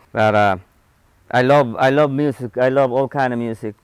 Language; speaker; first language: English; non-native, fluent; Spanish